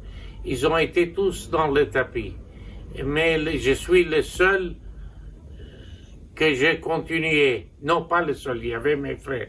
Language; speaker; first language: French; non-native, local second language; Armenian